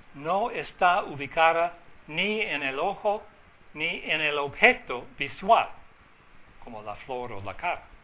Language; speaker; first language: Spanish; non-native, fluent; English